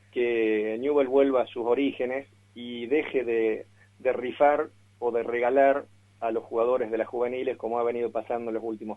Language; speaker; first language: Spanish; native; Spanish